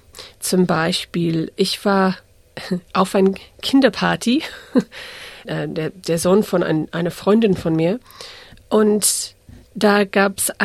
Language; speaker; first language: German; early bilingual, heritage; English